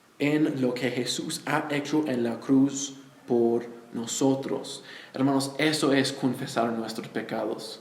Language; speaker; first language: Spanish; non-native, fluent; English